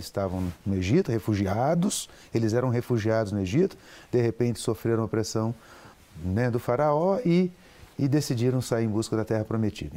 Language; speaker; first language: Portuguese; native; Portuguese